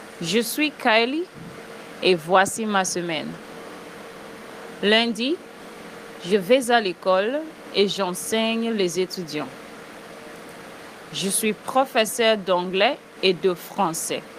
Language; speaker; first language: French; non-native, fluent; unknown